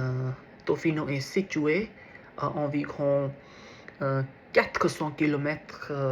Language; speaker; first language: French; non-native, learner; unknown